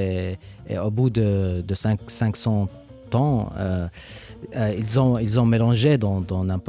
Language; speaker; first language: French; non-native, learner; Arabic